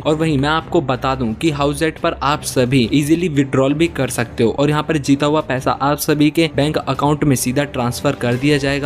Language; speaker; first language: Hindi; native; Hindi